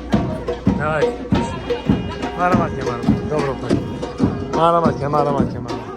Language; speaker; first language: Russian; non-native, learner; Tajik